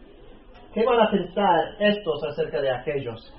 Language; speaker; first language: Spanish; native; Spanish